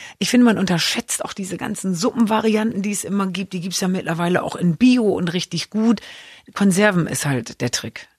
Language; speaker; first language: German; native; German